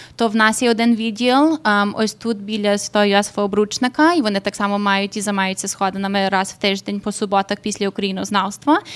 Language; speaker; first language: Ukrainian; early bilingual, heritage; Ukrainian